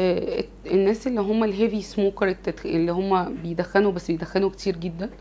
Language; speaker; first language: Arabic; native; Arabic